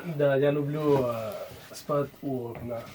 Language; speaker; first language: Russian; non-native, learner; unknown